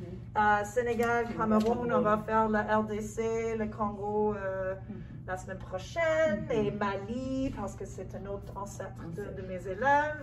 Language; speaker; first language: French; non-native, local second language; English